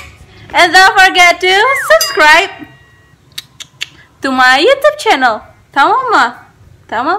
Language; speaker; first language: English; non-native, learner; Indonesian